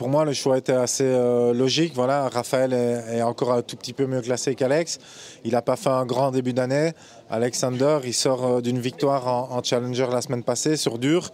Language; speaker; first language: French; native; French